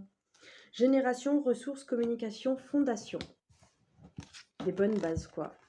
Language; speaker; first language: French; native; French